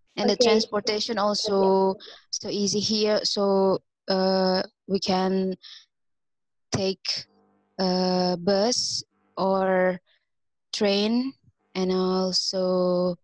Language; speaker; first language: English; non-native, fluent; Indonesian